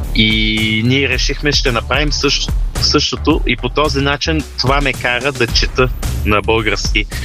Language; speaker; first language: Bulgarian; early bilingual, heritage; Bulgarian